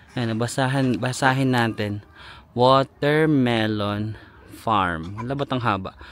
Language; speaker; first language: Filipino; native; Filipino